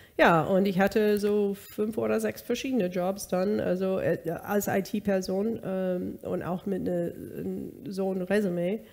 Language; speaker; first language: German; non-native, fluent; English